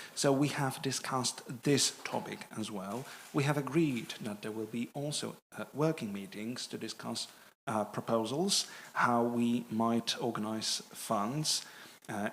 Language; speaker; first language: English; non-native, fluent; Polish